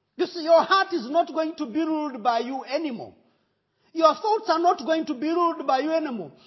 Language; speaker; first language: English; non-native, local second language; Kinyarwanda